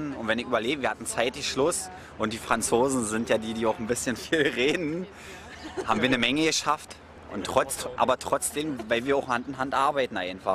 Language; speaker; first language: German; native; German